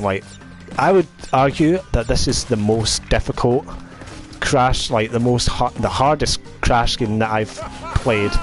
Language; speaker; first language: English; native; English